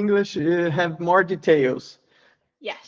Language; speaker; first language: English; non-native, learner; Portuguese